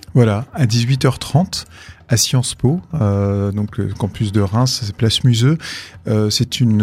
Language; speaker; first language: French; native; French